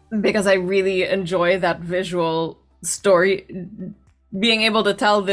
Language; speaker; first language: English; non-native, local second language; Filipino